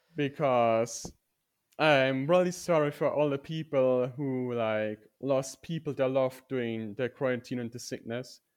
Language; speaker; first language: English; non-native, fluent; German